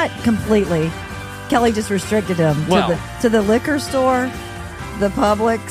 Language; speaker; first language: English; native; English